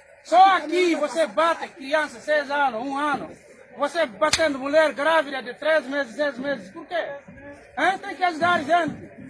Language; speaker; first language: Portuguese; non-native, learner; Haitian Creole